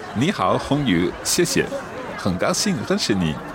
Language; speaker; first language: Chinese; non-native, learner; English